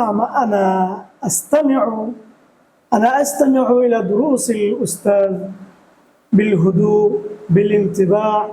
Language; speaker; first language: Arabic; non-native, fluent; Bangla